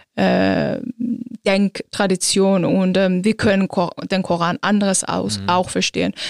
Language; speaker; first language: German; non-native, fluent; Azerbaijani